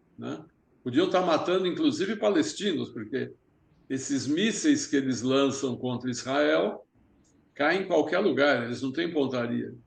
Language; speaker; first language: Portuguese; early bilingual, other home language; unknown